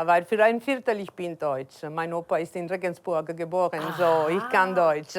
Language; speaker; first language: German; non-native, learner; Italian